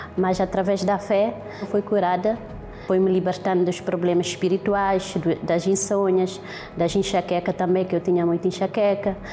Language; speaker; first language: Portuguese; non-native, local second language; Kabuverdianu